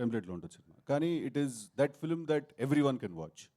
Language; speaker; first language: Telugu; native; Telugu